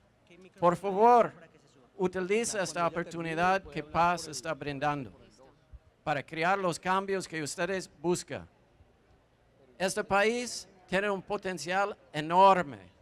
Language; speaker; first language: Spanish; non-native, fluent; English